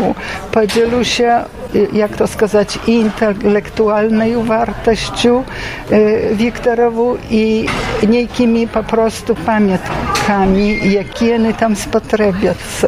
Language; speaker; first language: Belarusian; early bilingual, heritage; Belarusian